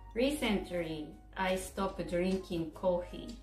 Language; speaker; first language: English; non-native, learner; Japanese